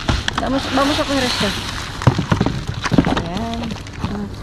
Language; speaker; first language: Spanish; non-native, learner; Filipino